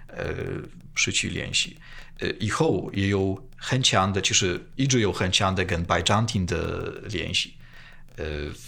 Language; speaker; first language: Chinese; non-native, fluent; Polish